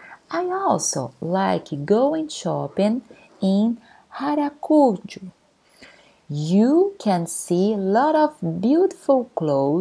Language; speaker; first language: English; non-native, fluent; Portuguese